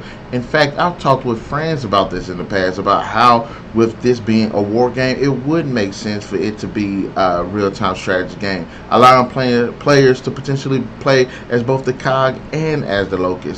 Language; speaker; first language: English; native; English